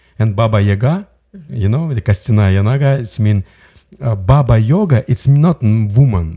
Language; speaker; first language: English; non-native, learner; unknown